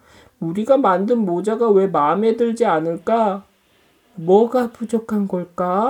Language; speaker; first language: Korean; native; Korean